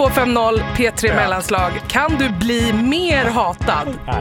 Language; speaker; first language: Swedish; native; Swedish